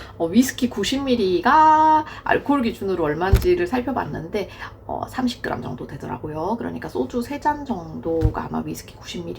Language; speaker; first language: Korean; native; Korean